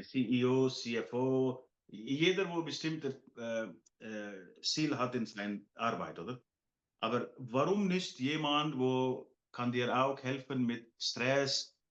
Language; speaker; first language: German; non-native, fluent; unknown